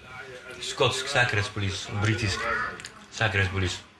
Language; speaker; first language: Swedish; non-native, local second language; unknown